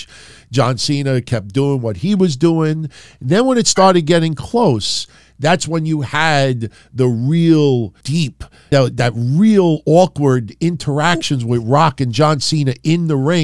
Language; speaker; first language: English; native; English